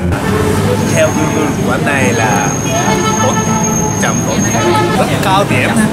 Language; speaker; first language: Vietnamese; non-native, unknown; Japanese